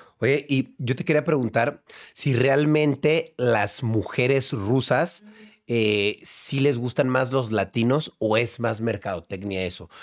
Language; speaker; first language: Spanish; native; Spanish